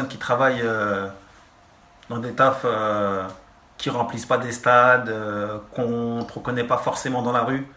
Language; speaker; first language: French; native; French